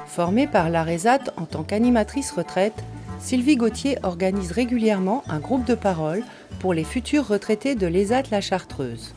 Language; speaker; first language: French; native; French